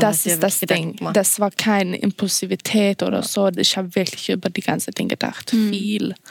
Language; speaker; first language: German; non-native, fluent; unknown